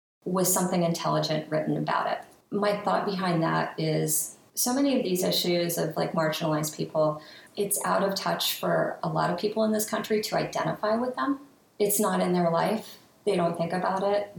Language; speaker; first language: English; native; English